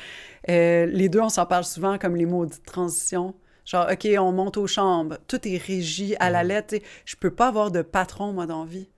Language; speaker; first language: French; native; French